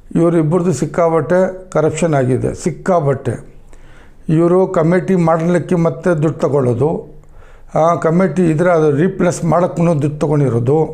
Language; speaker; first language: Kannada; non-native, local second language; Urdu